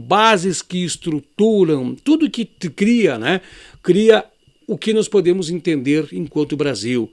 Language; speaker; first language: Portuguese; native; Portuguese